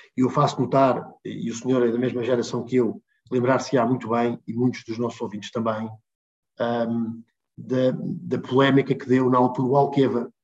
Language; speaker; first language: Portuguese; native; Portuguese